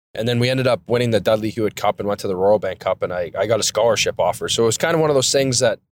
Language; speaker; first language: English; native; English